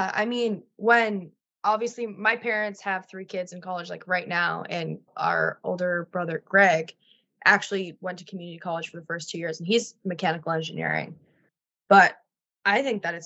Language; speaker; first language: English; native; English